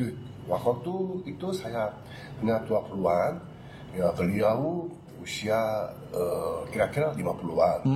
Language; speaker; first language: Indonesian; non-native, learner; Korean